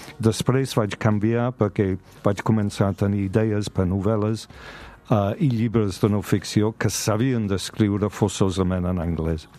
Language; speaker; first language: Catalan; non-native, fluent; English